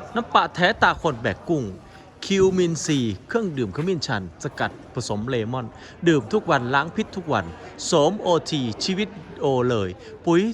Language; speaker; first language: Thai; non-native, local second language; Northeastern Thai